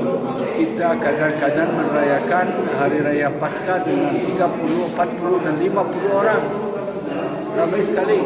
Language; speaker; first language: Indonesian; non-native, learner; Hebrew